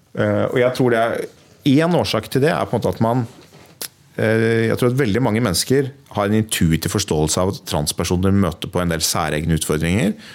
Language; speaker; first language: Norwegian; native; Norwegian